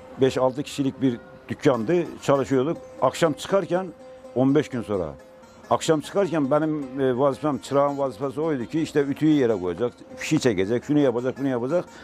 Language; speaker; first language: Turkish; native; Turkish